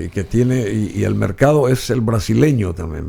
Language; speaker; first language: Spanish; native; Spanish